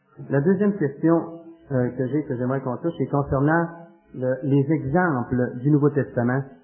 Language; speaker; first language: French; native; French